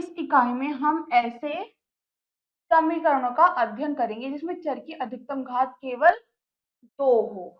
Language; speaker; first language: Hindi; native; Hindi